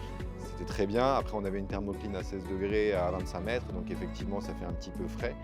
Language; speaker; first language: French; native; French